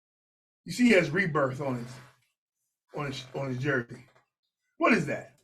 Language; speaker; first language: English; native; English